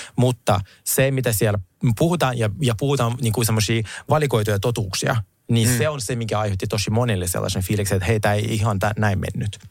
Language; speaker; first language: Finnish; non-native, fluent; Russian